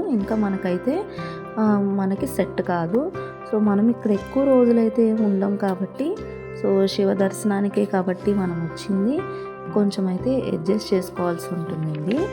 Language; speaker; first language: Telugu; native; Telugu